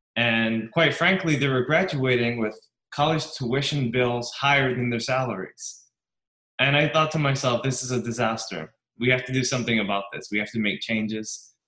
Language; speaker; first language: English; native; English